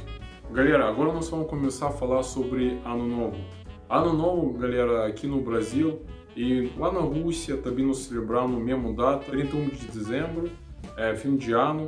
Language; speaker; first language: Portuguese; non-native, learner; Russian